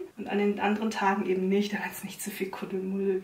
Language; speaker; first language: German; native; German